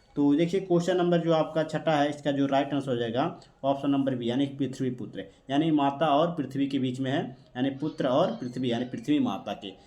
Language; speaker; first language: Hindi; native; Hindi